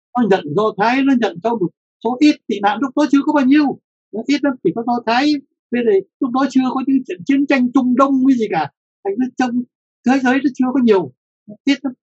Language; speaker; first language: Vietnamese; native; Vietnamese